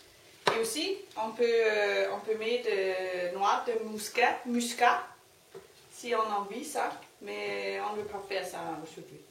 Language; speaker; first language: French; non-native, learner; Danish